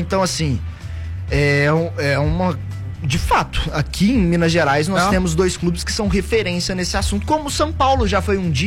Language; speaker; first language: Portuguese; native; Portuguese